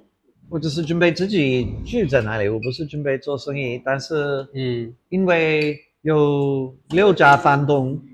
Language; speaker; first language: Chinese; non-native, fluent; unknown